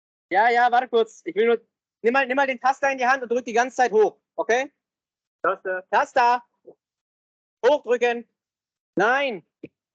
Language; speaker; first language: German; native; German